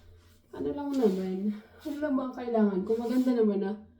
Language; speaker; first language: Filipino; non-native, local second language; Cebuano